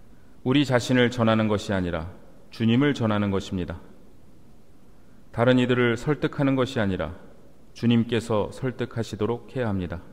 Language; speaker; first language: Korean; native; Korean